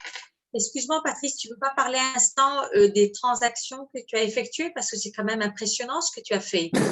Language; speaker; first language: French; native; French